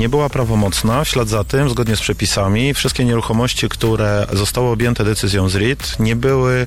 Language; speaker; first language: Polish; native; Polish